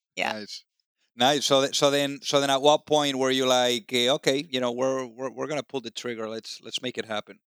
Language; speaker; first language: English; non-native, fluent; Spanish